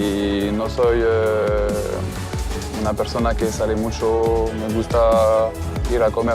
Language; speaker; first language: Spanish; non-native, fluent; French